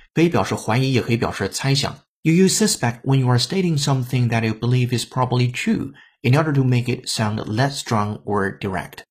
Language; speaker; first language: English; non-native, fluent; Chinese